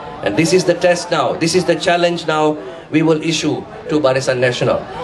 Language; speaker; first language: English; non-native, local second language; Tamil